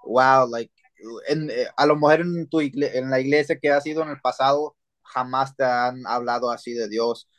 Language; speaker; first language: Spanish; early bilingual, heritage; Spanish